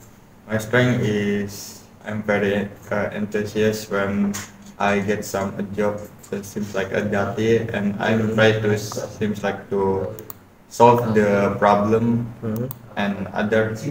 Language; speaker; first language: English; non-native, learner; Indonesian